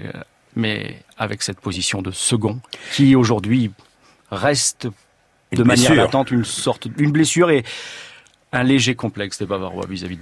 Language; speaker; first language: French; native; French